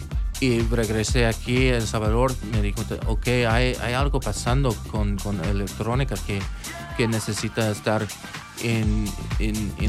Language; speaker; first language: Spanish; non-native, local second language; English